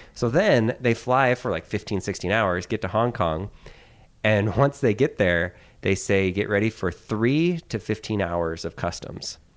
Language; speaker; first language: English; native; English